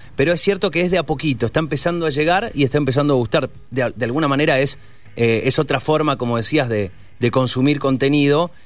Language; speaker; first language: Spanish; native; Spanish